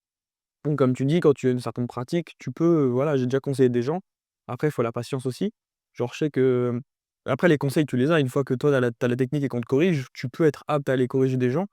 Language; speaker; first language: French; native; French